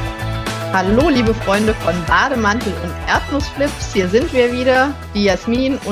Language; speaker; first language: German; native; German